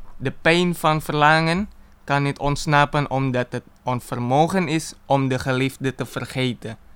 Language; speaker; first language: Dutch; non-native, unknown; Indonesian